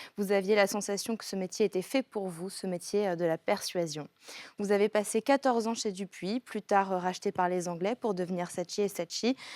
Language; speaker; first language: French; native; French